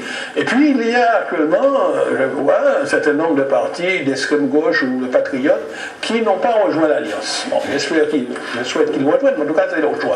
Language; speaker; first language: French; native; French